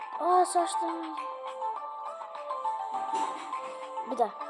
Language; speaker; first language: Turkish; non-native, learner; Azerbaijani